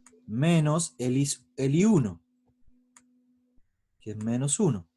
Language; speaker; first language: Spanish; native; Spanish